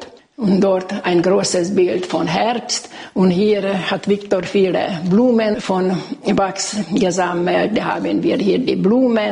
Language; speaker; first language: German; non-native, local second language; Hungarian